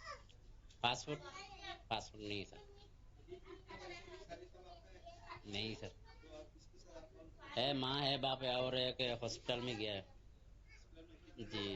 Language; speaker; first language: Hindi; non-native, learner; Rohingya